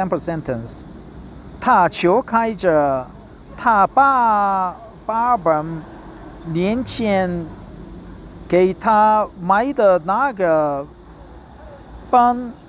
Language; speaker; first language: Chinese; non-native, learner; Korean